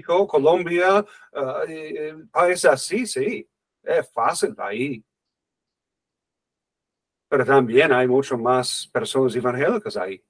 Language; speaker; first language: Spanish; non-native, fluent; English